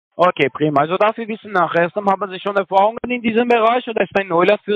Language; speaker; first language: German; non-native, learner; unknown